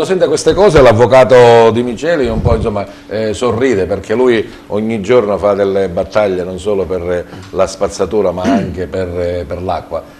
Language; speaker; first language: Italian; native; Italian